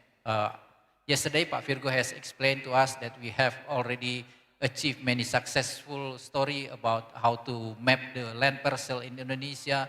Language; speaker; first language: English; non-native, learner; Indonesian